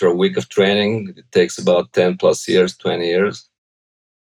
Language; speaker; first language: English; non-native, fluent; Bulgarian